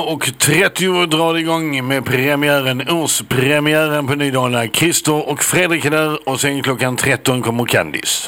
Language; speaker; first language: Swedish; native; Swedish